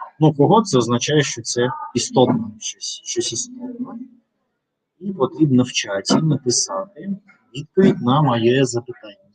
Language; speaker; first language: Ukrainian; non-native, learner; Russian